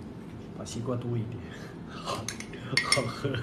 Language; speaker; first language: Chinese; non-native, local second language; Tibetan